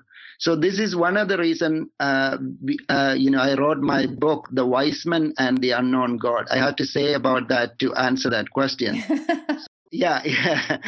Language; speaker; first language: English; non-native, local second language; Malayalam